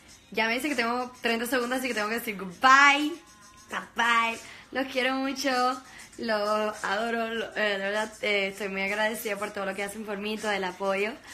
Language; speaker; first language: Spanish; early bilingual, heritage; Spanish